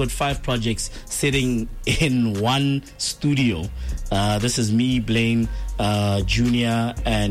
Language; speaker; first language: English; non-native, local second language; Tswana